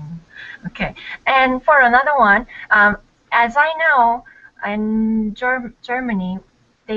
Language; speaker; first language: English; non-native, learner; Korean